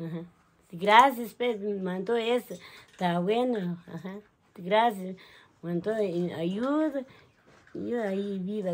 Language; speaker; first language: Spanish; non-native, local second language; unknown